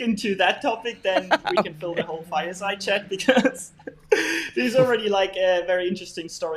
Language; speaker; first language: English; non-native, fluent; German